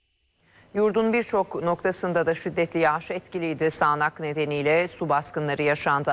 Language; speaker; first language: Turkish; native; Turkish